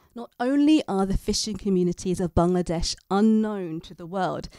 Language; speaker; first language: English; native; English